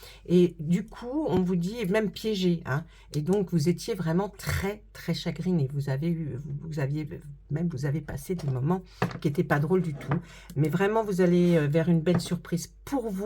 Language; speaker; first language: French; native; French